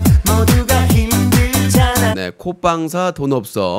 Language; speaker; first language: Korean; native; Korean